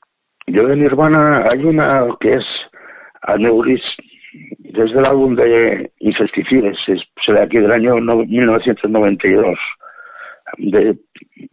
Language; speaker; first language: Spanish; native; Spanish